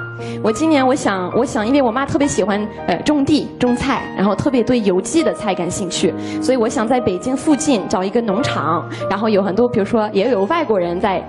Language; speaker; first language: Chinese; non-native, fluent; English